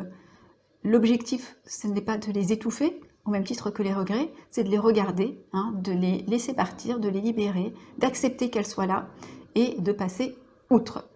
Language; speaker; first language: French; native; French